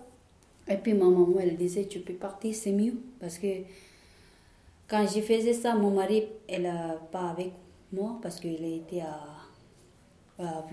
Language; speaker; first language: French; non-native, learner; Tibetan